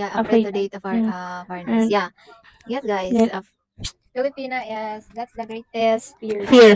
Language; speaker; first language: English; non-native, local second language; Cebuano